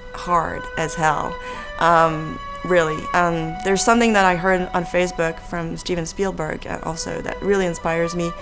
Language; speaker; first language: English; native; English